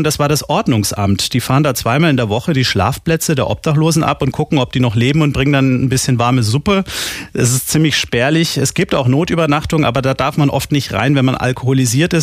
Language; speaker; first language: German; native; German